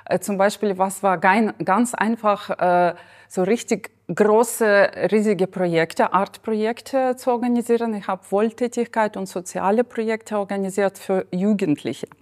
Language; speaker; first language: German; non-native, fluent; Ukrainian